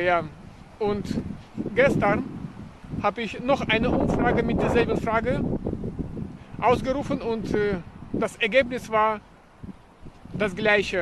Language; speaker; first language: German; non-native, fluent; Russian